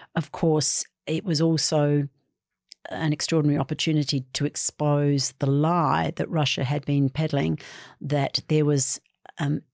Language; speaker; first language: English; native; English